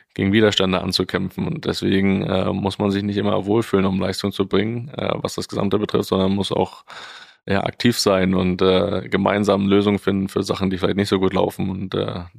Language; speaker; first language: German; native; German